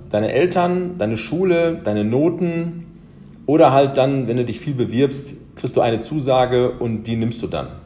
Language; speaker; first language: German; early bilingual, other home language; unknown